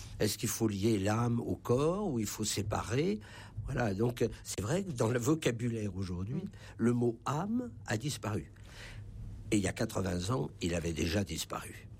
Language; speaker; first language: French; native; French